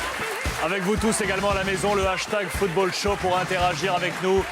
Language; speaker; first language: French; native; French